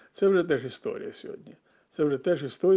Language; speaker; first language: Ukrainian; native; Ukrainian